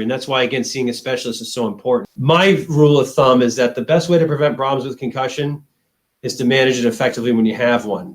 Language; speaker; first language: English; native; English